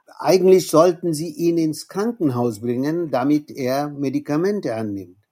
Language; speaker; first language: German; non-native, fluent; Bangla